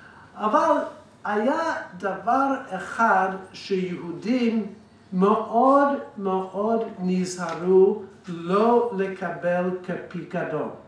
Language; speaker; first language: Hebrew; non-native, fluent; English